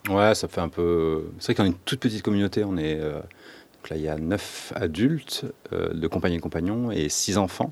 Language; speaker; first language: French; native; French